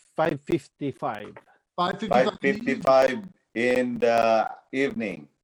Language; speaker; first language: English; non-native, local second language; Cebuano